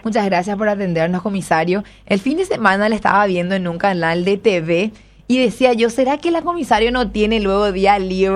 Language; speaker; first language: Spanish; native; Spanish